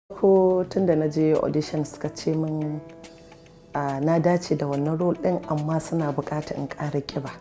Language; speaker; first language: Hausa; non-native, local second language; Yoruba